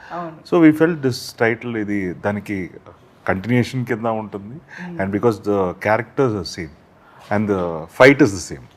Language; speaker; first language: Telugu; native; Telugu